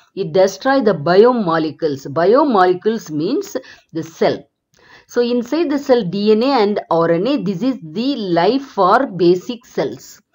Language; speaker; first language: English; non-native, local second language; Tamil